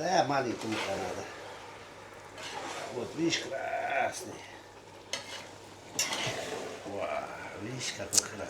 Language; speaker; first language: Russian; non-native, fluent; Uzbek